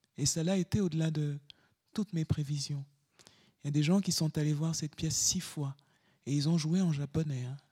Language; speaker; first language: French; native; French